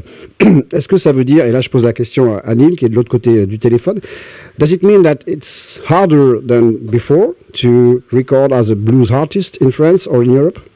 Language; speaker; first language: French; native; French